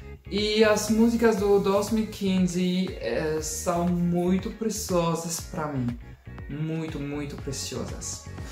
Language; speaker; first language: Portuguese; non-native, learner; French